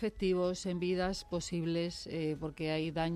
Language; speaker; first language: Spanish; native; Spanish